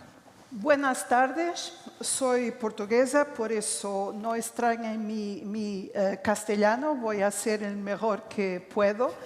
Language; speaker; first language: Spanish; non-native, fluent; Portuguese